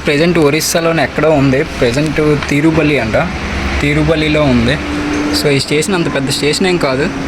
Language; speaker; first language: Telugu; native; Telugu